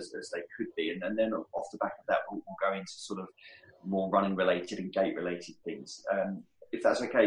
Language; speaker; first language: English; native; English